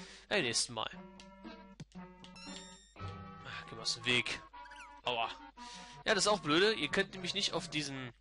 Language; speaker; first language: German; native; German